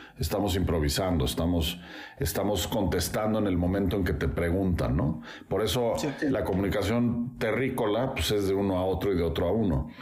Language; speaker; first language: Spanish; native; Spanish